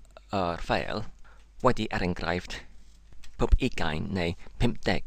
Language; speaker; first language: Welsh; non-native, learner; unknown